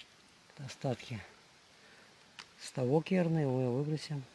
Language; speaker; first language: Russian; native; Russian